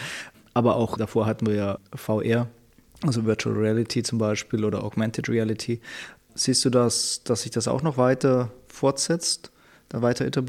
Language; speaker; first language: German; native; German